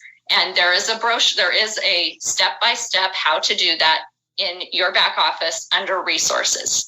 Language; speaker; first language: English; native; English